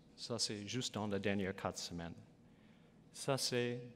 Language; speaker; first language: French; non-native, learner; English